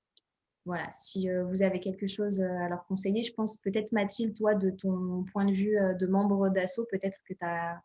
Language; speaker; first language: French; native; French